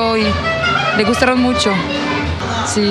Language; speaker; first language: Spanish; non-native, fluent; French